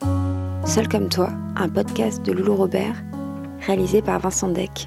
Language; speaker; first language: French; native; French